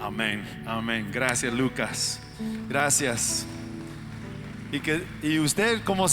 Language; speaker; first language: Spanish; non-native, fluent; English